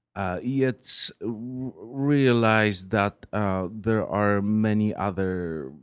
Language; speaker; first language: English; non-native, fluent; Polish